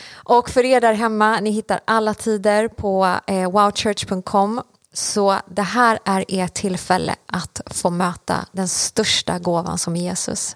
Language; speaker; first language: Swedish; native; Swedish